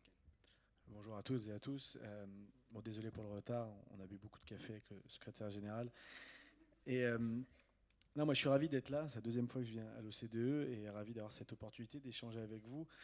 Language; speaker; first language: French; native; French